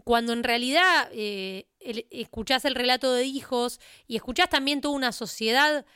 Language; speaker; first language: Spanish; native; Spanish